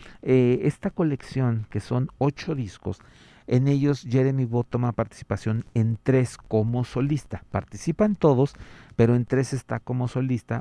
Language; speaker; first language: Spanish; native; Spanish